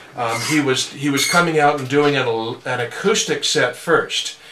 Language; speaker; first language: English; native; English